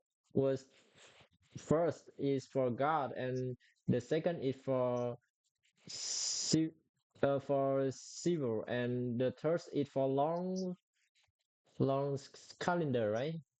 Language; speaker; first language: English; non-native, learner; Vietnamese